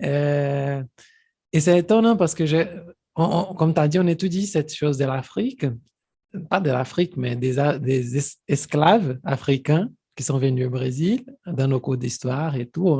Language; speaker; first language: French; non-native, fluent; Portuguese